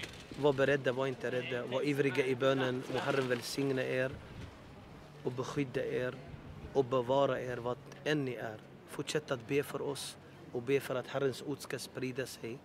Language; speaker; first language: Swedish; non-native, fluent; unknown